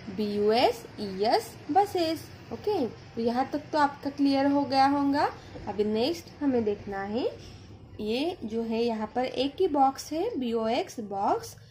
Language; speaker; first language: Hindi; non-native, local second language; Marathi